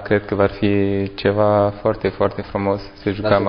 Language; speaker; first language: Romanian; non-native, learner; French